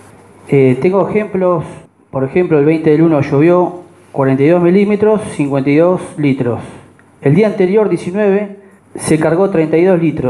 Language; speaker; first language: Spanish; native; Spanish